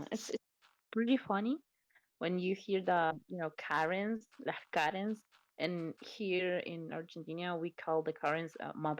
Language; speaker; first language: English; non-native, learner; Spanish